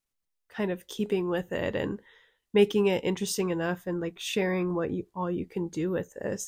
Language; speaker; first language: English; native; English